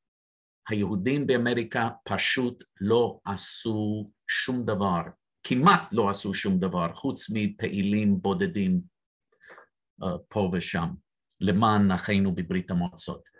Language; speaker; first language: Hebrew; non-native, fluent; English